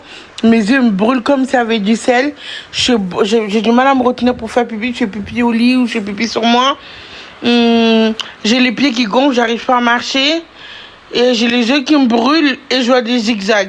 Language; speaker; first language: French; native; French